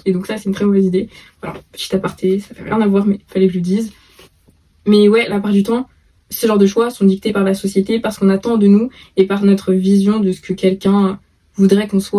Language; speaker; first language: French; native; French